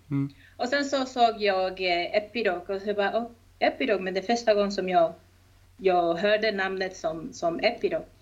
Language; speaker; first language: Swedish; non-native, fluent; Spanish